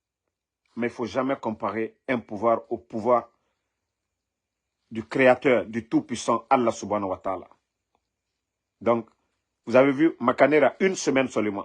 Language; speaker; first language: French; non-native, local second language; Mandingo